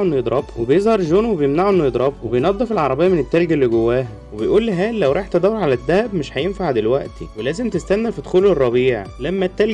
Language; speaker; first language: Arabic; native; Arabic